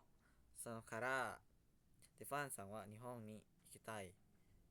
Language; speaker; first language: Japanese; non-native, learner; Indonesian